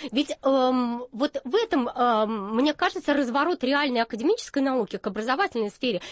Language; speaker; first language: Russian; native; Russian